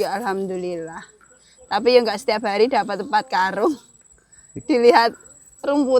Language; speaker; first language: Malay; non-native, local second language; Javanese